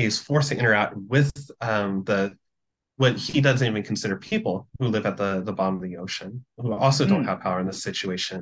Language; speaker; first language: English; native; English